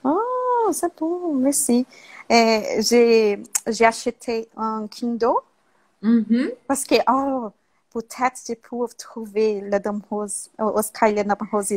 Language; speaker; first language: French; non-native, learner; Portuguese